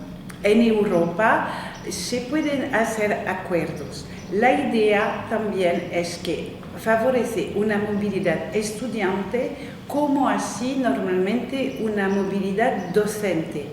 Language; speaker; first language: Spanish; non-native, fluent; French